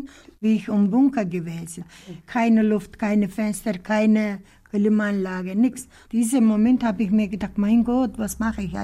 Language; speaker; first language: German; non-native, learner; Turkish